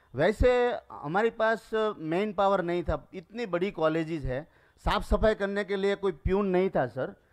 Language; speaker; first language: Hindi; non-native, local second language; Gujarati